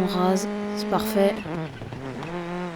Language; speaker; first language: French; native; French